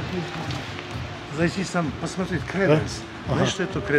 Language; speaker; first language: Russian; non-native, learner; Polish